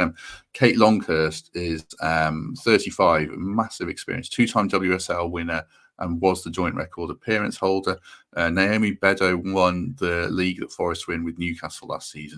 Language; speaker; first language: English; native; English